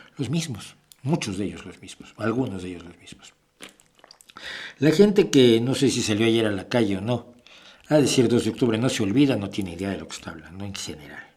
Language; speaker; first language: Spanish; native; Spanish